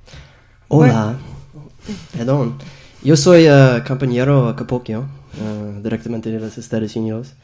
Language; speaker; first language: Spanish; non-native, fluent; English